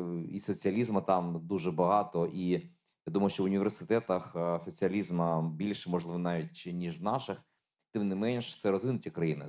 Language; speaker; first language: Ukrainian; native; Ukrainian